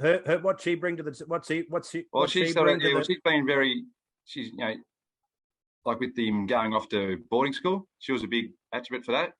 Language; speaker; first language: English; native; English